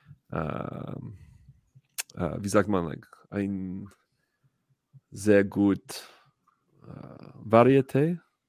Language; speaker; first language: German; non-native, learner; English